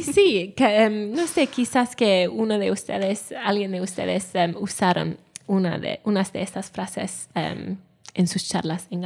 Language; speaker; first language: Spanish; non-native, fluent; Welsh